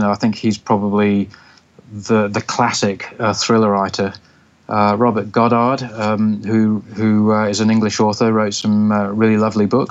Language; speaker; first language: English; native; English